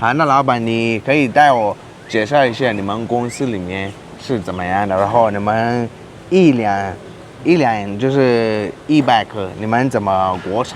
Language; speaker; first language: Chinese; non-native, learner; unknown